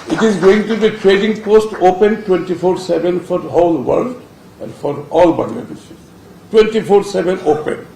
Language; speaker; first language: English; non-native, local second language; Bangla